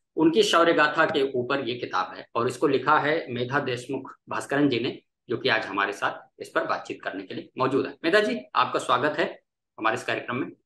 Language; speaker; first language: Hindi; native; Hindi